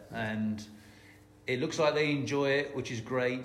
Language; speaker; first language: English; native; English